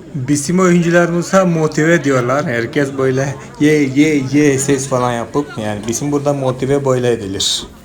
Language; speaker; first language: Turkish; non-native, fluent; Malayalam